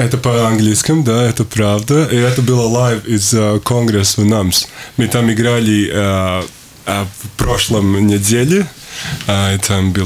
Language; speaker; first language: Russian; non-native, local second language; Latvian